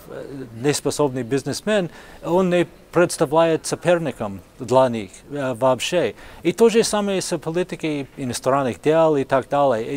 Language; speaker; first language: Russian; non-native, fluent; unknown